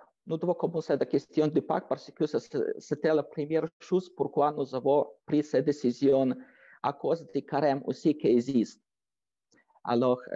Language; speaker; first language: French; non-native, fluent; Ukrainian